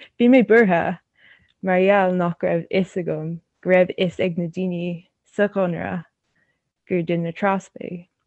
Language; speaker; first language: Irish; non-native, local second language; English